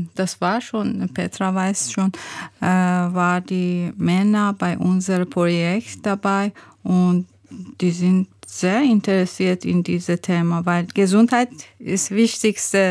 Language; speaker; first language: German; non-native, learner; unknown